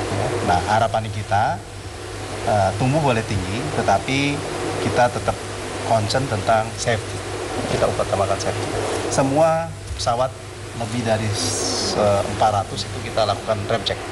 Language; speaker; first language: Indonesian; native; Indonesian